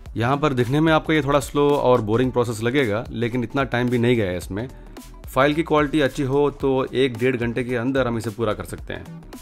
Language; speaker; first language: Hindi; non-native, local second language; Tamil